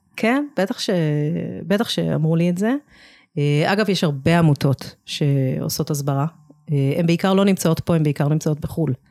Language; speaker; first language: Hebrew; early bilingual, other home language; English